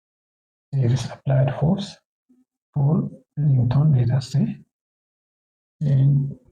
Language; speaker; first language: English; non-native, local second language; Oromo